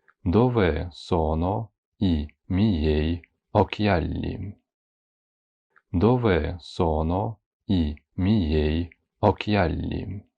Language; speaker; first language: Italian; non-native, fluent; Ukrainian